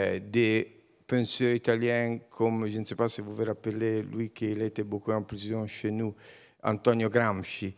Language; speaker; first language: French; non-native, learner; Italian